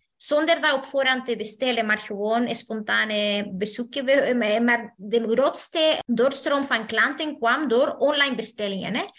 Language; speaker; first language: Dutch; non-native, fluent; Spanish